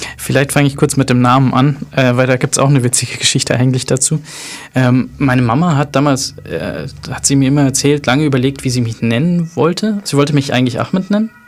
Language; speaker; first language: German; native; German